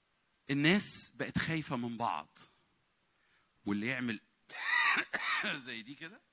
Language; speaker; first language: Arabic; native; Arabic